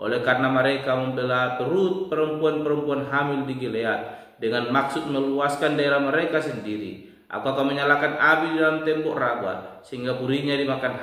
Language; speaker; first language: Indonesian; native; Indonesian